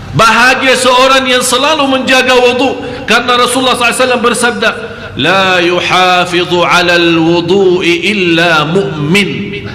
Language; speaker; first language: Malay; non-native, fluent; Arabic